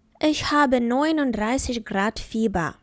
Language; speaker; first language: German; non-native, fluent; Ukrainian